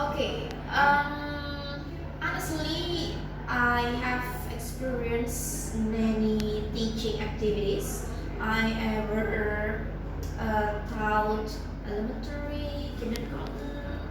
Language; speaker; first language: English; non-native, fluent; Indonesian